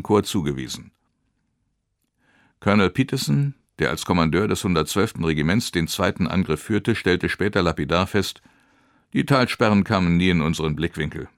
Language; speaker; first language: German; native; German